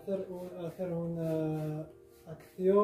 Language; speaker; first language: Spanish; non-native, learner; Arabic